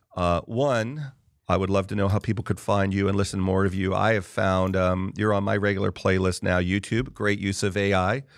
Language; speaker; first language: English; native; English